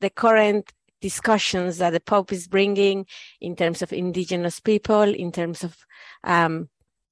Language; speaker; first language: English; non-native, fluent; Spanish